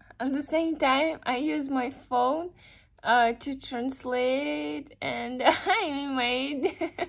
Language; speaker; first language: English; non-native, learner; Russian